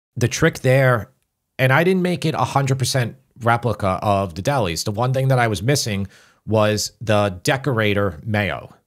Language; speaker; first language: English; native; English